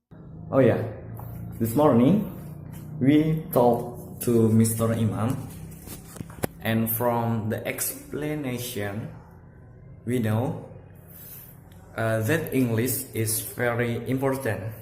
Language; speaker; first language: English; non-native, learner; Indonesian